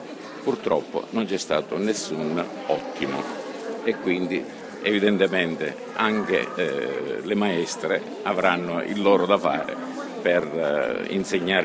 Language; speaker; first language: Italian; native; Italian